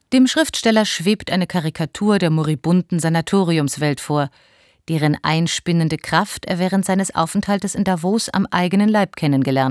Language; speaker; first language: German; native; German